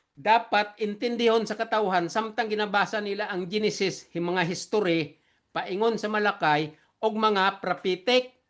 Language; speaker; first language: Cebuano; non-native, local second language; Hiligaynon